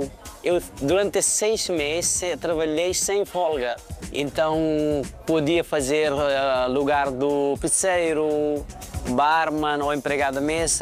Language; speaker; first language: Portuguese; non-native, fluent; Nepali